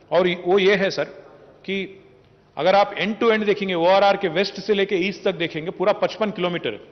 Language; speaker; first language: Hindi; non-native, local second language; Telugu